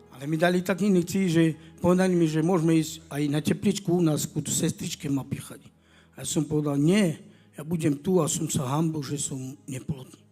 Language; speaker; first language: Slovak; non-native, local second language; Romany